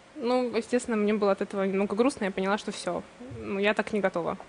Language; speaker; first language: Russian; native; Russian